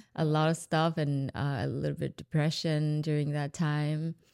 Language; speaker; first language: English; non-native, fluent; Vietnamese